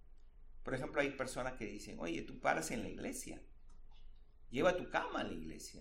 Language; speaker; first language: Spanish; native; Spanish